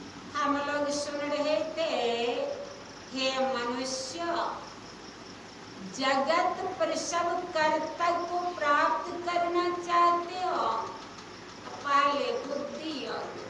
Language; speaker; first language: Hindi; native; Hindi